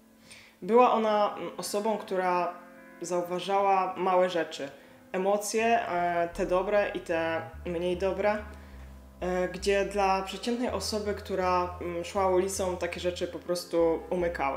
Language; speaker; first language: Polish; native; Polish